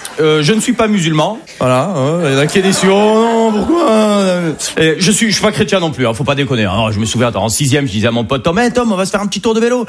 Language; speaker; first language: French; native; French